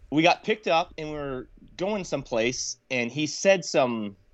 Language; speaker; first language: English; native; English